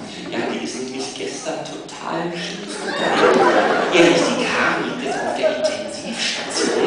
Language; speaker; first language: German; native; German